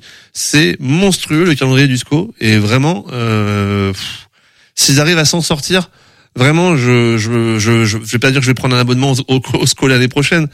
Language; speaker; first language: French; native; French